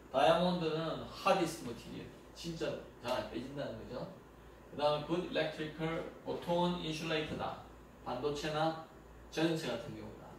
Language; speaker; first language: Korean; native; Korean